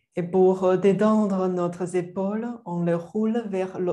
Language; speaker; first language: French; non-native, fluent; Chinese